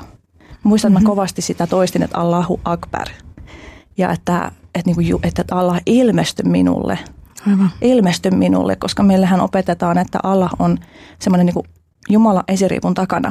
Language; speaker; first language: Finnish; early bilingual, other home language; Albanian